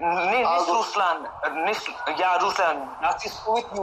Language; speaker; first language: German; non-native, learner; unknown